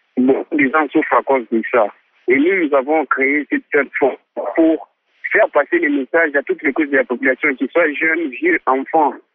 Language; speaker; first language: French; non-native, local second language; Swahili